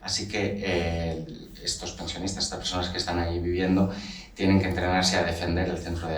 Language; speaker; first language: Spanish; native; Spanish